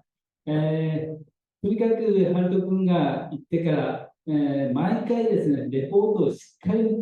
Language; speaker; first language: Japanese; native; Japanese